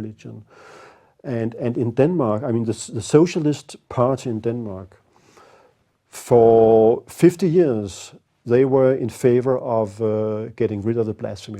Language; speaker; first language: English; non-native, fluent; Danish